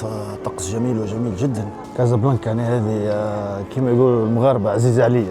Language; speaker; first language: Arabic; native; Arabic